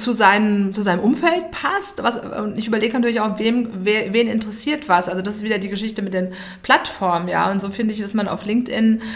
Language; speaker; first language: German; native; German